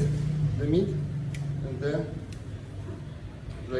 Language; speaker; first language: English; non-native, learner; Polish